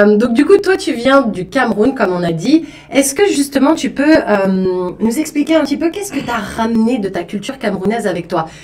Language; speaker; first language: French; native; French